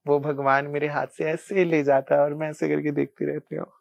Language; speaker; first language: Hindi; non-native, local second language; Punjabi